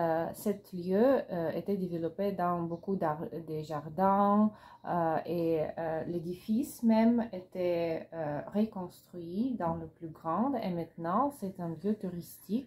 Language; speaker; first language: French; non-native, learner; Russian